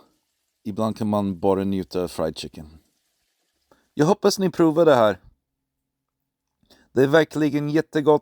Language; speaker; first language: Swedish; non-native, fluent; English